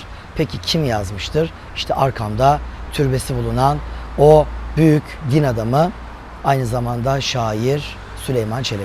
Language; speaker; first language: Turkish; native; Turkish